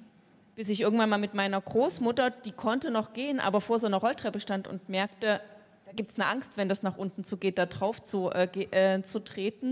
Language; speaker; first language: German; native; German